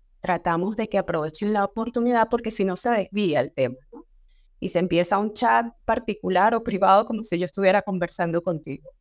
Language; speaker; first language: Spanish; native; Spanish